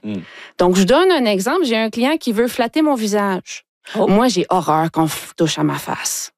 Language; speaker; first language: French; native; French